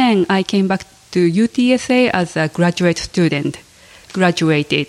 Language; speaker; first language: English; non-native, fluent; Japanese